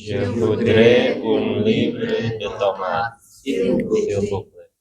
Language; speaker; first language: French; non-native, learner; Indonesian